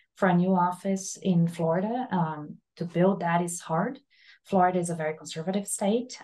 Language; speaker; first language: English; non-native, fluent; Portuguese